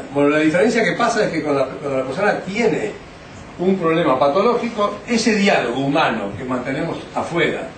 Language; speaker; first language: Spanish; native; Spanish